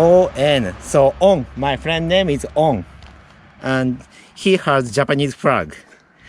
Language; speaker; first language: English; non-native, learner; Japanese